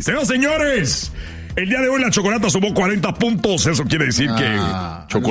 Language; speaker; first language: Spanish; native; Spanish